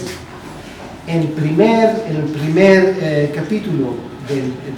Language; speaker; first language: Spanish; non-native, learner; Hebrew